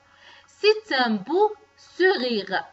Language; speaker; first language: French; non-native, local second language; Arabic